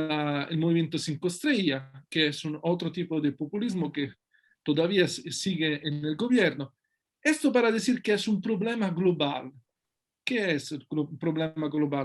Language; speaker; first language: Spanish; non-native, fluent; Italian